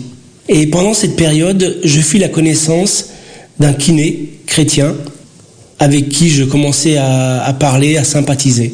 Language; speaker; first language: French; early bilingual, other home language; Portuguese